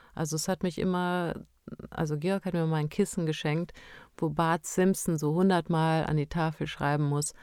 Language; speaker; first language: German; early bilingual, other home language; Romanian